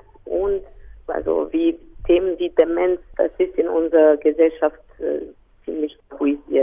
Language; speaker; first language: German; non-native, local second language; Romanian